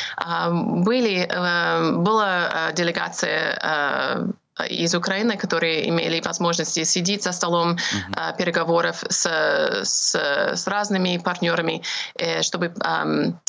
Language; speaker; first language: Russian; non-native, fluent; English